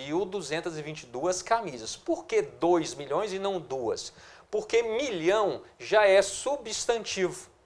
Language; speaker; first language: Portuguese; native; Portuguese